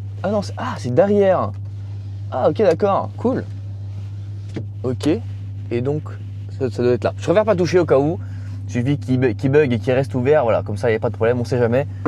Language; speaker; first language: French; native; French